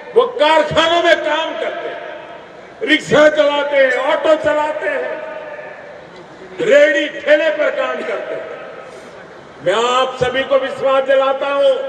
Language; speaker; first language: Hindi; non-native, local second language; Gujarati